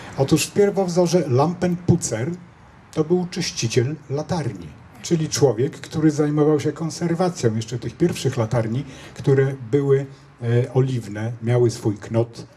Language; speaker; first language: Polish; native; Polish